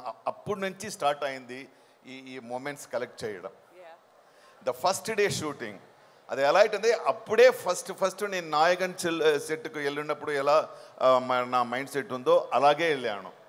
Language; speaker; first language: Telugu; non-native, fluent; Tamil